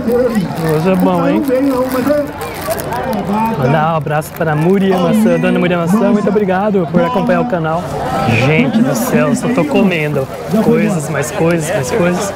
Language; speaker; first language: Portuguese; native; Portuguese